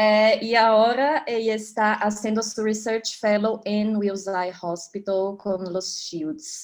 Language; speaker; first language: Spanish; non-native, fluent; Portuguese